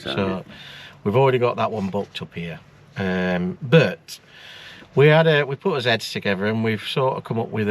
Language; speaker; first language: English; native; English